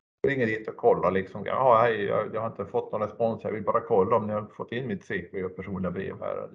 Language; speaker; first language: Swedish; native; Swedish